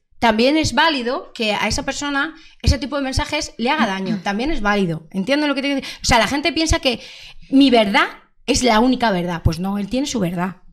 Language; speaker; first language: Spanish; native; Spanish